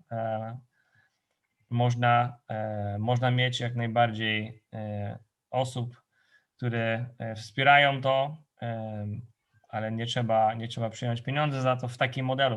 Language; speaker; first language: Polish; non-native, fluent; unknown